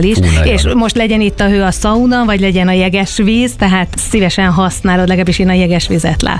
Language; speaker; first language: Hungarian; native; Hungarian